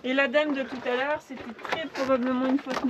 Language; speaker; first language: French; native; French